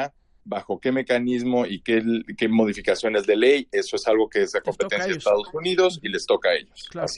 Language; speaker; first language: Spanish; native; Spanish